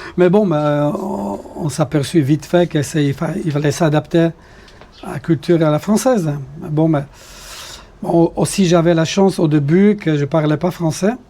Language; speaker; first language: French; non-native, fluent; Polish